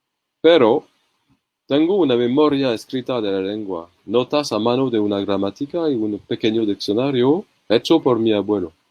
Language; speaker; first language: Spanish; non-native, learner; French